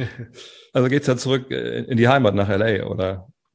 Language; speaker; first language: German; native; German